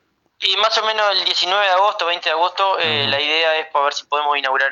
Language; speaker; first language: Spanish; native; Spanish